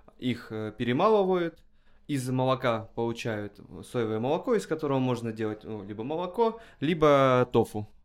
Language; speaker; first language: Russian; native; Russian